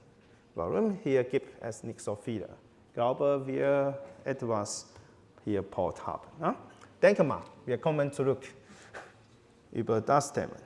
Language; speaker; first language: German; non-native, fluent; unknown